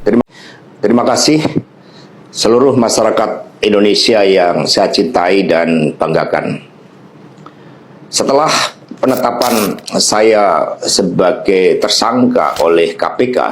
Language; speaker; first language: Indonesian; native; Indonesian